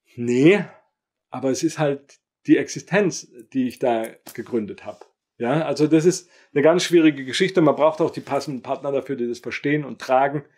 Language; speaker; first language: German; native; German